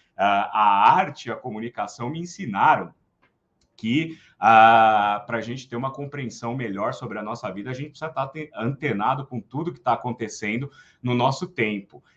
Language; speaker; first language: Portuguese; native; Portuguese